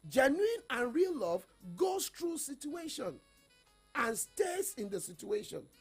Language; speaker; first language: English; non-native, local second language; Yoruba